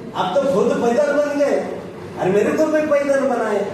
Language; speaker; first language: Hindi; non-native, local second language; Marathi